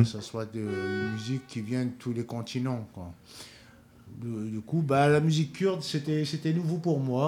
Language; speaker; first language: French; non-native, local second language; Kabyle